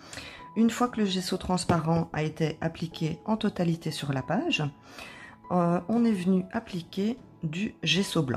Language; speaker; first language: French; native; French